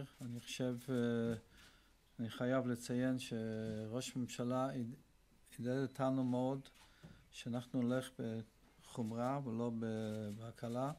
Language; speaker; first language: Hebrew; non-native, fluent; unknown